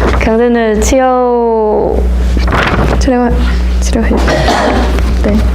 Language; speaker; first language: Korean; non-native, learner; Chinese